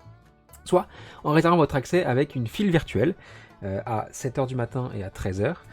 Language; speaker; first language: French; native; French